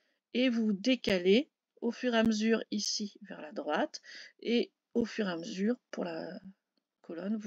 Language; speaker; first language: French; native; French